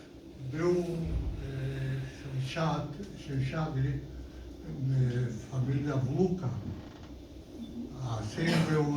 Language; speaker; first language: Polish; non-native, local second language; Yiddish